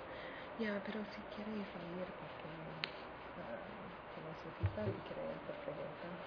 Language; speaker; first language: Spanish; non-native, fluent; English